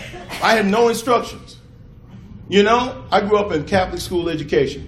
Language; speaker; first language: English; native; English